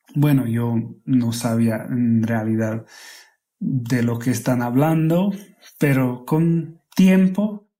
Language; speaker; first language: Spanish; non-native, fluent; Slovak